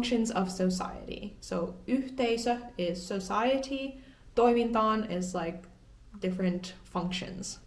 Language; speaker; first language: Finnish; native; Finnish